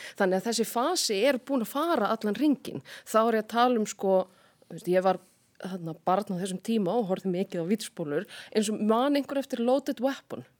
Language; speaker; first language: Icelandic; native; Icelandic